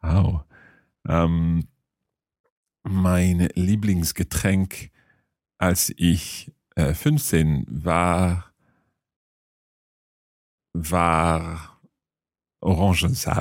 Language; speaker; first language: German; non-native, learner; English